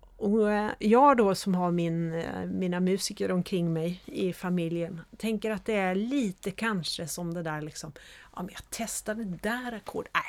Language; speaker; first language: Swedish; native; Swedish